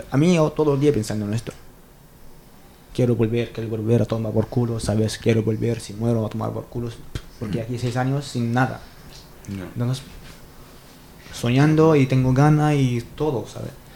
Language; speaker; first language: Spanish; non-native, learner; Arabic